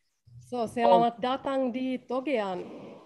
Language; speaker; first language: Indonesian; non-native, learner; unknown